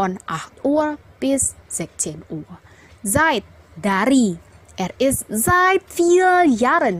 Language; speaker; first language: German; non-native, fluent; Indonesian